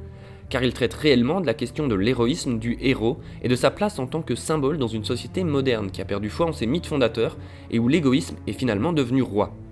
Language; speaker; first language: French; native; French